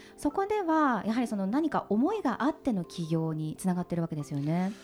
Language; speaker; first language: Japanese; native; Japanese